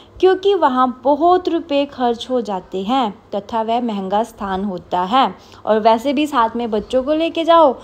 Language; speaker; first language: Hindi; non-native, local second language; Punjabi